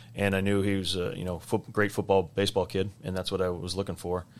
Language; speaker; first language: English; native; English